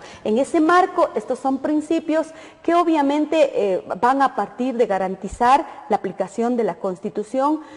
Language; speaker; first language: Spanish; native; Spanish